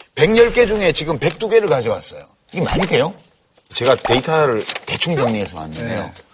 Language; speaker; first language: Korean; native; Korean